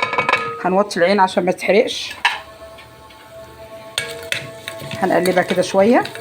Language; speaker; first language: Arabic; native; Arabic